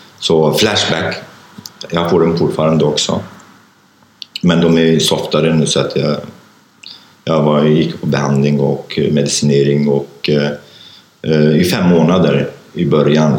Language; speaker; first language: Swedish; non-native, fluent; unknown